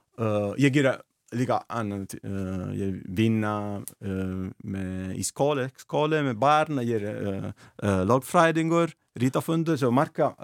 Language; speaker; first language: Icelandic; non-native, learner; Italian